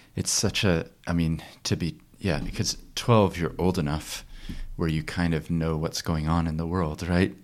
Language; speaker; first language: English; native; English